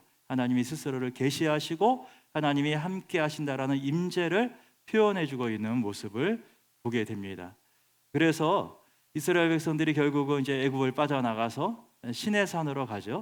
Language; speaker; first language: Korean; native; Korean